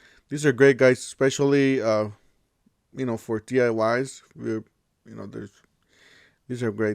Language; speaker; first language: English; native; English